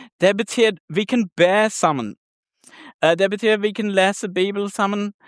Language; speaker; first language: Norwegian; non-native, learner; English